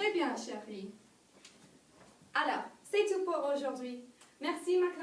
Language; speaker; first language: French; non-native, learner; English